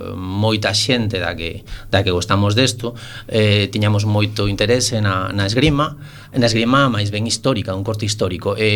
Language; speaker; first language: Galician; non-native, local second language; Spanish